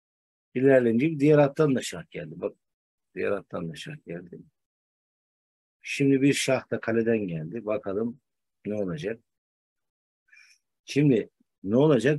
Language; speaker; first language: Turkish; native; Turkish